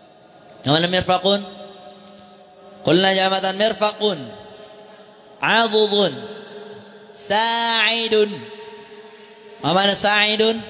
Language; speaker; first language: Arabic; non-native, fluent; Indonesian